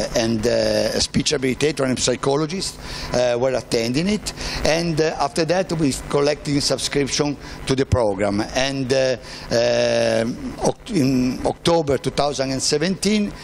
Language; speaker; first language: English; non-native, fluent; Italian